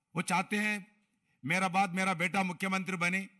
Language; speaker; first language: Hindi; non-native, local second language; Telugu